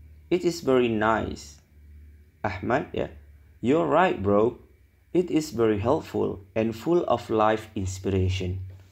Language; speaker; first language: English; non-native, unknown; Indonesian